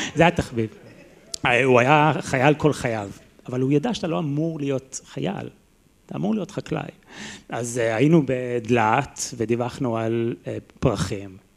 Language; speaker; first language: Hebrew; non-native, fluent; English